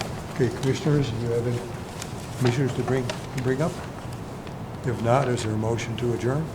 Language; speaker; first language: English; native; English